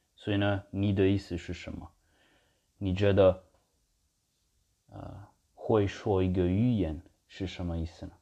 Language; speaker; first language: Chinese; non-native, learner; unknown